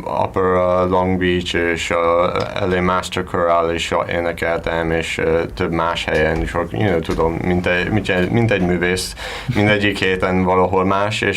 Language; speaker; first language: Hungarian; non-native, learner; English